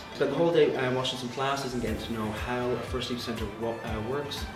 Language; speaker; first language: English; native; English